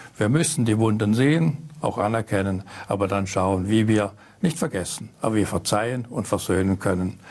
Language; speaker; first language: German; native; German